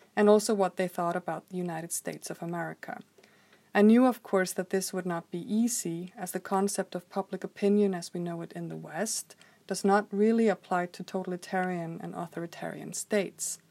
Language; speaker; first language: English; non-native, fluent; Icelandic